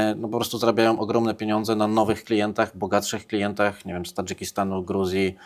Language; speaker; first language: Polish; native; Polish